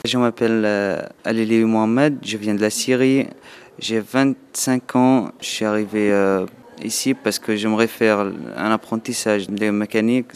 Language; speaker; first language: French; non-native, learner; Arabic